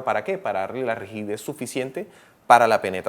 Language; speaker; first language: Spanish; native; Spanish